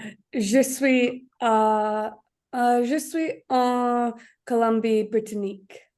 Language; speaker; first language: French; non-native, learner; English